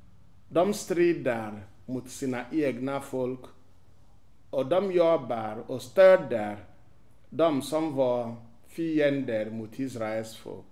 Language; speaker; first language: Swedish; non-native, fluent; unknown